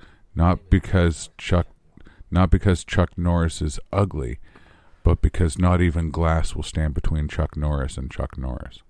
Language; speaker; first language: English; native; English